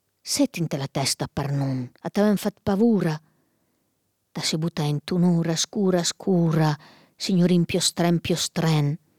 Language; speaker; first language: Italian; native; Italian